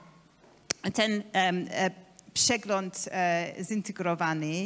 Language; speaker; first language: Polish; non-native, learner; English